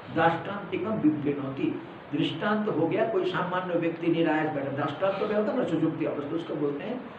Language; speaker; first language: Hindi; non-native, local second language; Malayalam